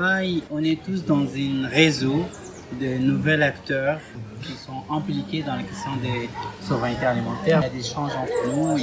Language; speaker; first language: French; non-native, fluent; Arabic